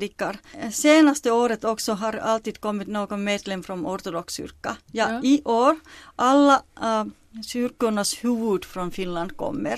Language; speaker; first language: Swedish; non-native, local second language; Finnish